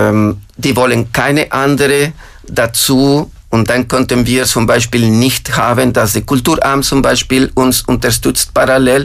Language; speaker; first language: German; non-native, fluent; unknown